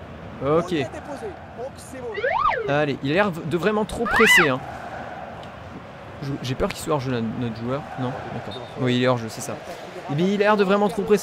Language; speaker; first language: French; native; French